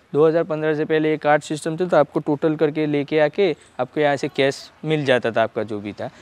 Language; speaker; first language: Hindi; non-native, local second language; Gujarati